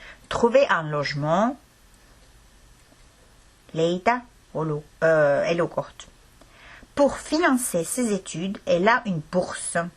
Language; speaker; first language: French; non-native, fluent; Estonian